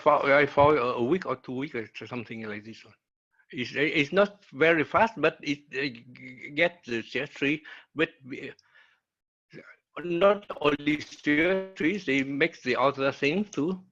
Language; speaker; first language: English; non-native, learner; Vietnamese